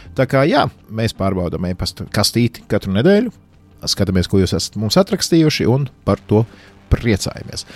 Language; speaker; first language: Latvian; native; Latvian